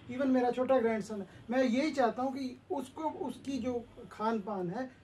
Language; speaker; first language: Hindi; native; Hindi